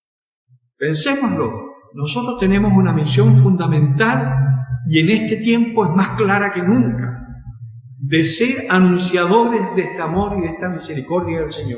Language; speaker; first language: Spanish; native; Spanish